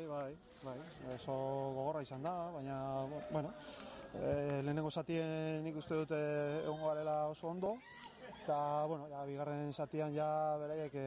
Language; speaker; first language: Basque; non-native, local second language; Spanish